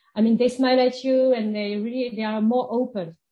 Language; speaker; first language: English; non-native, fluent; French